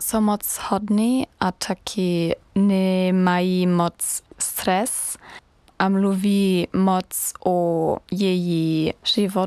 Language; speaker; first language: Czech; non-native, learner; German